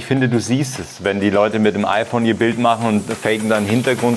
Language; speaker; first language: German; native; German